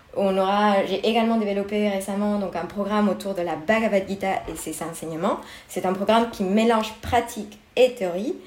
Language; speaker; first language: French; non-native, fluent; Spanish